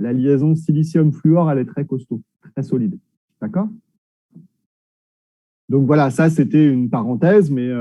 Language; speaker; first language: French; native; French